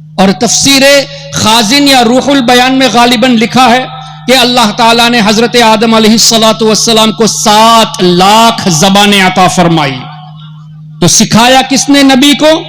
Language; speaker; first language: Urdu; non-native, fluent; Memoni